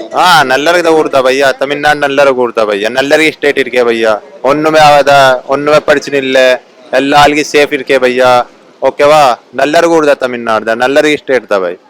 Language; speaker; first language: Tamil; non-native, local second language; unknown